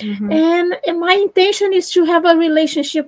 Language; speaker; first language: English; non-native, fluent; Portuguese